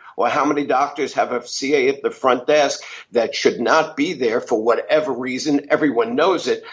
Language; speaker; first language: English; native; English